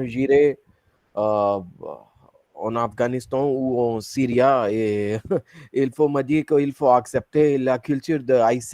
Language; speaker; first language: French; non-native, fluent; Hindi